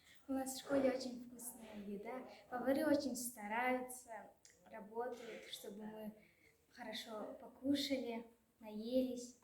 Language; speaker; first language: Russian; non-native, local second language; Yakut